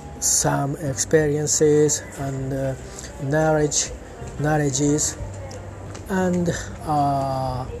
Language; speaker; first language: English; non-native, learner; Japanese